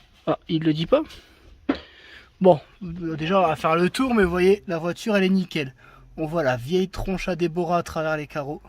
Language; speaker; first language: French; native; French